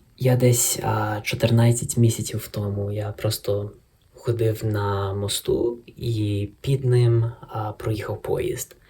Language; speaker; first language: Ukrainian; early bilingual, heritage; Ukrainian